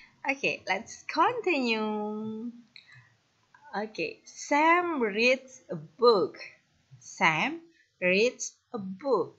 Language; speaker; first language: English; non-native, fluent; Indonesian